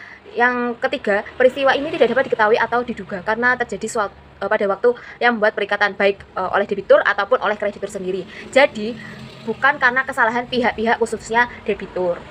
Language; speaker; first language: Indonesian; native; Indonesian